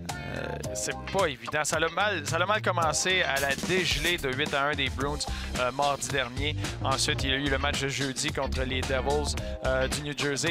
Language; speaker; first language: French; native; French